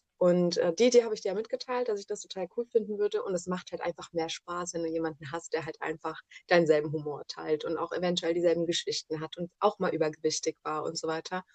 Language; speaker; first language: German; early bilingual, other home language; Italian